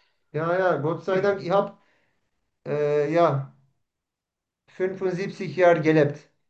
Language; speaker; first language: German; non-native, learner; Turkish